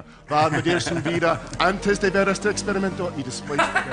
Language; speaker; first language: Spanish; non-native, fluent; English